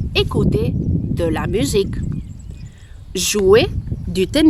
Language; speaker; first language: French; non-native, fluent; Spanish